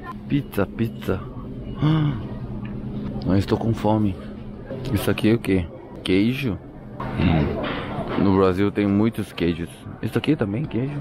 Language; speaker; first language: Portuguese; non-native, learner; Korean